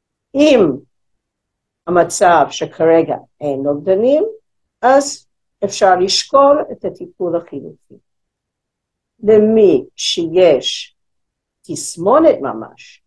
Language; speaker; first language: Hebrew; non-native, fluent; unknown